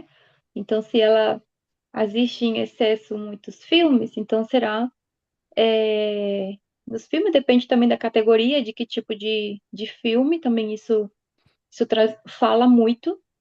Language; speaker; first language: Portuguese; non-native, fluent; Spanish